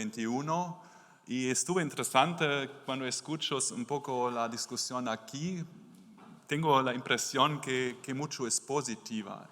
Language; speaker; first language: Spanish; non-native, learner; German